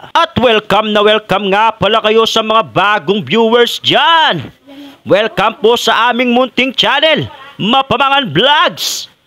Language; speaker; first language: Filipino; non-native, local second language; Pampanga